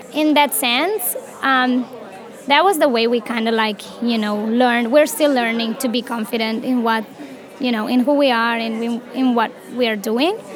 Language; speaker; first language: English; non-native, fluent; Romanian